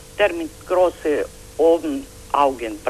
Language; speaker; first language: German; non-native, fluent; Croatian